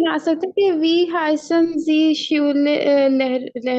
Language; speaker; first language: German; non-native, learner; Hindi